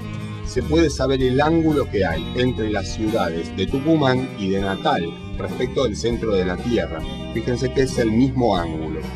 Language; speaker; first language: Spanish; native; Spanish